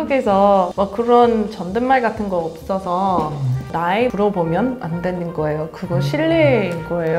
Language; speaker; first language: Korean; non-native, fluent; English